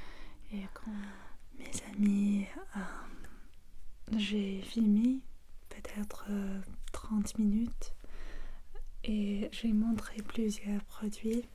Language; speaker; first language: French; non-native, learner; English